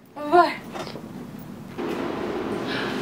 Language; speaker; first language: French; non-native, learner; English